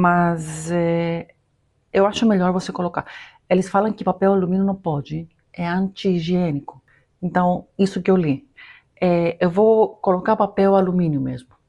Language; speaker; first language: Portuguese; non-native, fluent; Greek